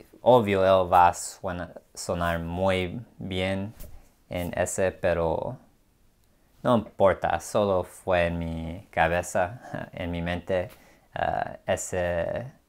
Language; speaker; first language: Spanish; non-native, learner; English